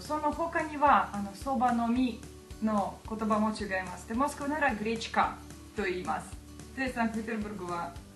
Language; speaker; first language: Japanese; non-native, fluent; Russian